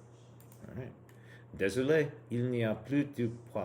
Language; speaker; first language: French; non-native, learner; English